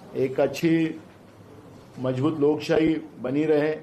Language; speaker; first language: Hindi; non-native, local second language; Marathi